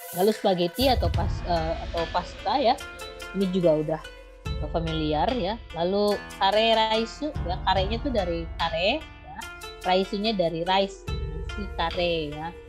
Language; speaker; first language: Indonesian; native; Indonesian